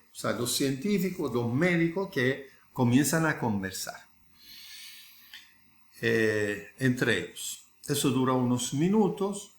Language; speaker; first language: Spanish; non-native, fluent; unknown